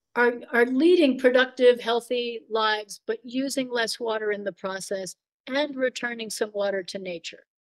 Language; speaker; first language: English; native; English